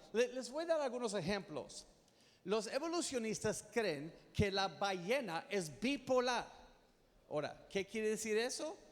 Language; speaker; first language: Spanish; non-native, fluent; English